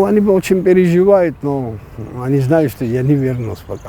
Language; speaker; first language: Ukrainian; non-native, learner; Georgian